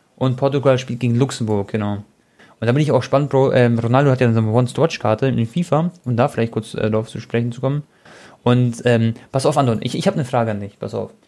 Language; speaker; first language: German; early bilingual, other home language; Croatian